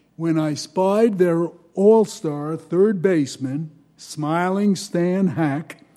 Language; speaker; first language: English; native; English